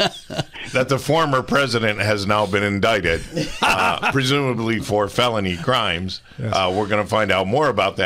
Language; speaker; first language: English; native; English